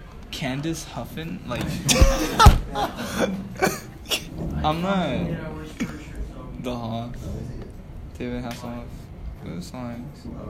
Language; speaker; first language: English; native; English